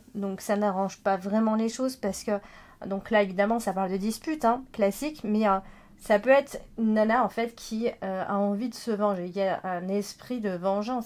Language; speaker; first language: French; native; French